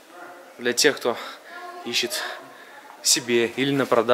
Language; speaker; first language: Russian; native; Russian